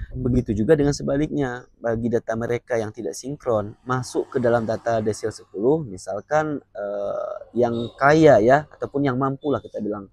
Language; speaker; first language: Indonesian; native; Indonesian